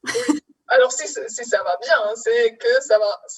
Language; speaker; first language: French; non-native, fluent; German